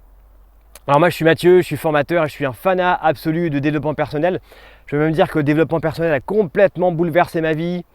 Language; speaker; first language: French; native; French